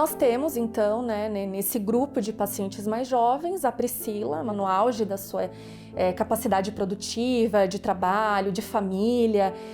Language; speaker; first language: Portuguese; native; Portuguese